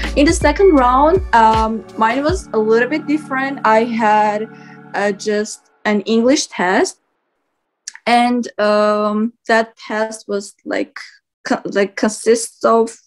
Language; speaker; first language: English; non-native, fluent; Armenian